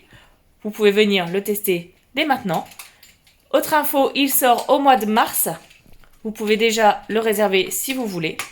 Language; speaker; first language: French; native; French